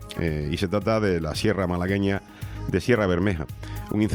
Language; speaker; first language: Spanish; native; Spanish